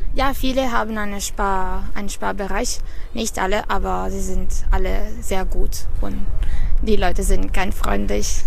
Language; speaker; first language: German; non-native, fluent; Italian